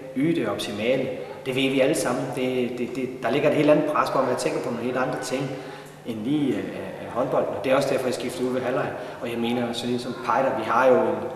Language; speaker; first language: Danish; native; Danish